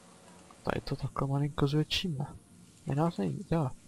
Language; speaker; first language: Czech; native; Czech